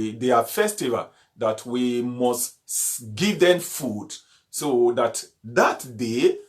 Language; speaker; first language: English; non-native, local second language; Yoruba